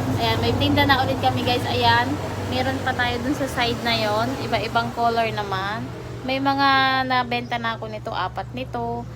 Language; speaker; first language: Filipino; non-native, local second language; Bikol